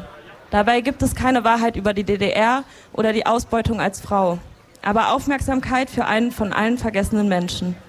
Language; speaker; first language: German; native; German